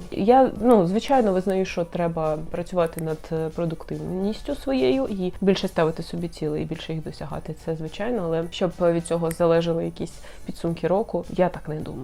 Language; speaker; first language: Ukrainian; non-native, local second language; Russian